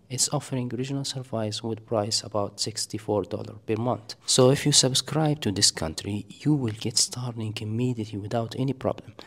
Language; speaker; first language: English; non-native, fluent; Arabic